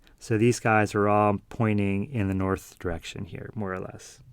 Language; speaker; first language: English; native; English